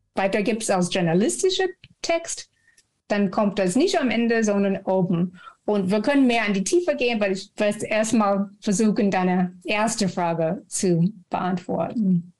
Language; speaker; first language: German; non-native, fluent; English